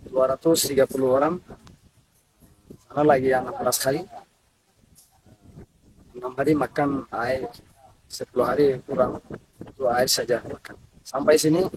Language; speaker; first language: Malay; non-native, learner; Rohingya